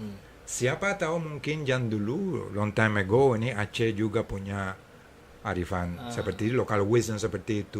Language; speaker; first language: Indonesian; non-native, fluent; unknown